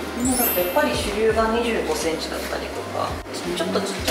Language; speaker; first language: Japanese; native; Japanese